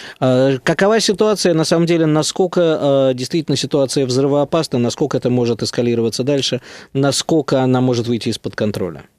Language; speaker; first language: Russian; native; Russian